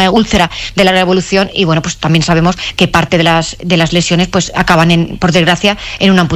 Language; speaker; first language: Spanish; native; Spanish